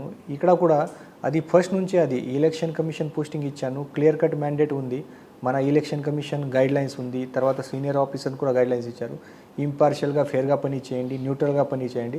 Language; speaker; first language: Telugu; non-native, fluent; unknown